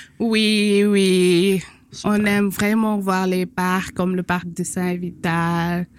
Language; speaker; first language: French; non-native, local second language; Wolof